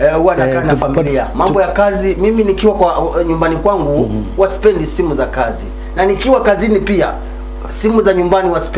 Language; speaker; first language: Swahili; native; Swahili